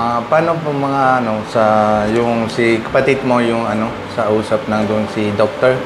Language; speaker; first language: Filipino; non-native, learner; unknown